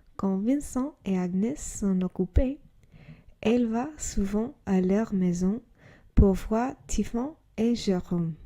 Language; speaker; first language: French; non-native, learner; English